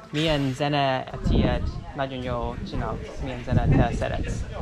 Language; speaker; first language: Hungarian; non-native, learner; English